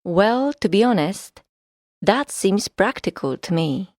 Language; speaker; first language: English; non-native, fluent; Polish